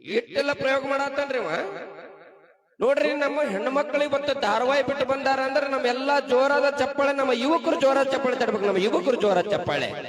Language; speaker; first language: Kannada; native; Kannada